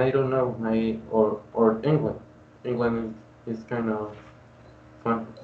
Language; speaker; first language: English; non-native, learner; Spanish